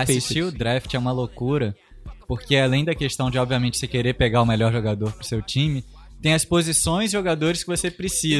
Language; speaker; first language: Portuguese; native; Portuguese